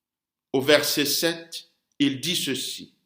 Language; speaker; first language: French; native; French